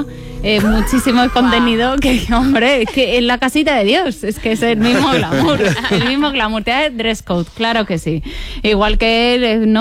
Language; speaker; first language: Spanish; native; Spanish